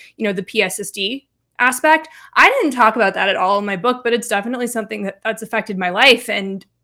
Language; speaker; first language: English; native; English